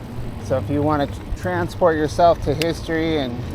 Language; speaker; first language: English; native; English